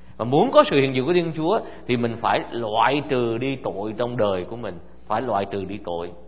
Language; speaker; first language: Vietnamese; early bilingual, heritage; Vietnamese